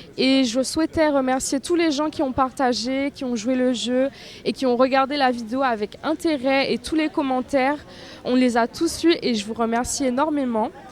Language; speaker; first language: French; native; French